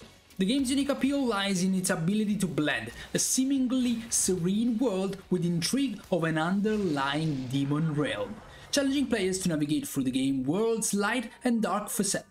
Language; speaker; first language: English; non-native, fluent; Italian